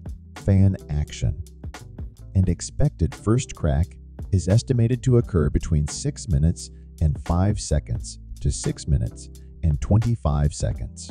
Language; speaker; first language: English; native; English